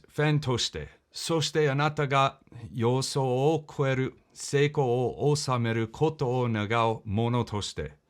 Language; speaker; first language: Japanese; non-native, learner; English